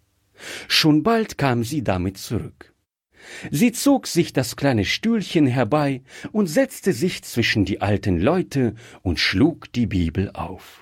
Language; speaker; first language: German; native; German